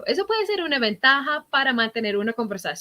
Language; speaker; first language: Spanish; non-native, fluent; English